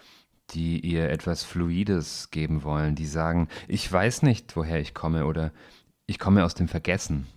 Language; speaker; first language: German; native; German